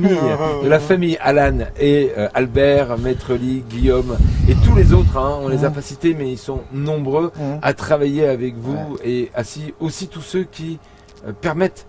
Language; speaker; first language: French; native; French